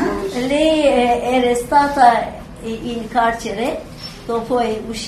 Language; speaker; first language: Italian; non-native, learner; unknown